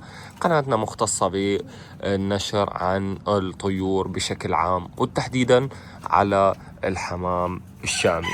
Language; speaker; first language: Arabic; native; Arabic